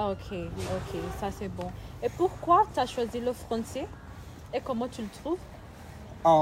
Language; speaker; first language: French; non-native, learner; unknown